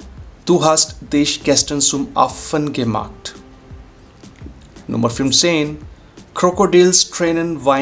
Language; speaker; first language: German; non-native, fluent; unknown